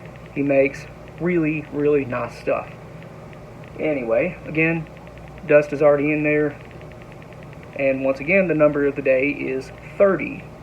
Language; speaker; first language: English; native; English